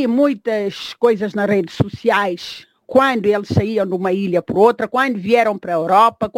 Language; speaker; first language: Portuguese; non-native, local second language; Kabuverdianu